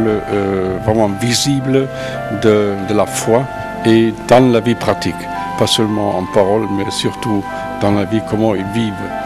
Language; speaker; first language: French; non-native, fluent; German